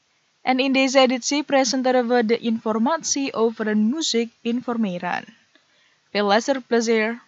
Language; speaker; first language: Dutch; non-native, fluent; Indonesian